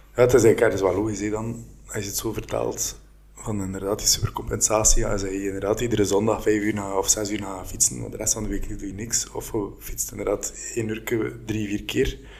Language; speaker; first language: Dutch; native; Dutch